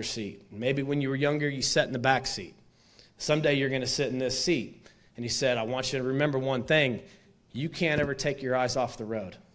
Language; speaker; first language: English; native; English